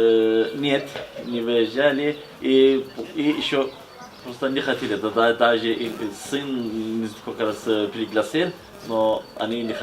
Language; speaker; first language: Russian; non-native, fluent; Turkish